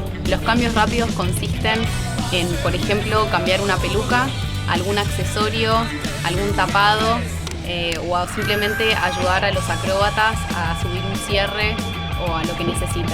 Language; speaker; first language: Spanish; native; Spanish